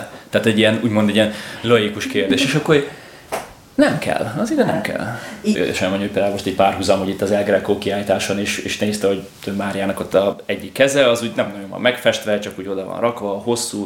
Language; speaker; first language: Hungarian; native; Hungarian